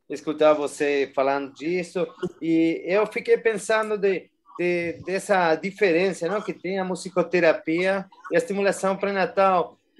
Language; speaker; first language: Portuguese; non-native, fluent; Spanish